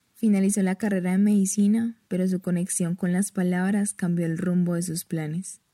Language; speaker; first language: Spanish; native; Spanish